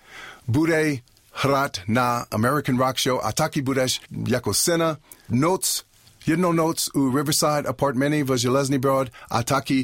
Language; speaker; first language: Czech; non-native, learner; English